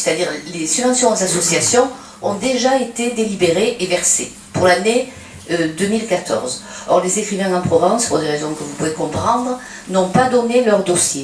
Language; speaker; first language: French; native; French